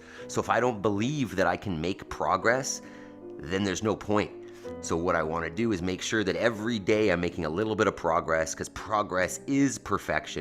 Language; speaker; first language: English; native; English